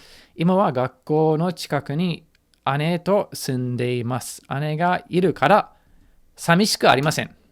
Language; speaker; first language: Japanese; non-native, fluent; English